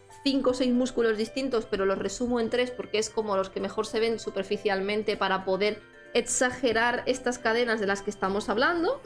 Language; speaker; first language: Spanish; native; Spanish